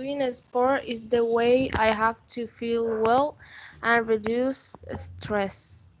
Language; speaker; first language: English; non-native, learner; Spanish